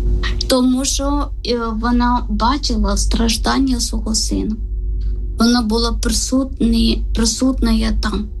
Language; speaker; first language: Ukrainian; non-native, learner; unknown